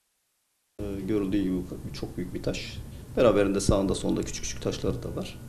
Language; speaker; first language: Turkish; native; Turkish